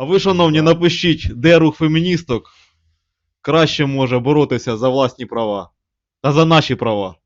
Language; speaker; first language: Ukrainian; native; Ukrainian